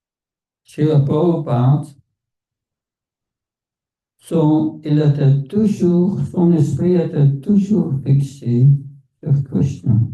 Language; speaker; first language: French; non-native, fluent; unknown